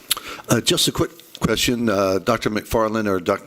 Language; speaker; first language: English; native; English